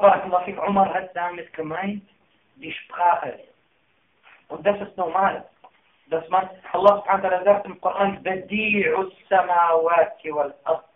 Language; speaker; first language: German; non-native, fluent; Arabic